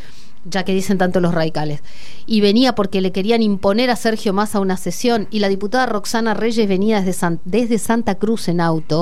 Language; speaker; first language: Spanish; native; Spanish